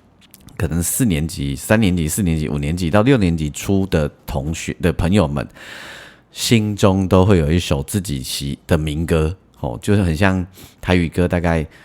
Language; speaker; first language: Chinese; native; Chinese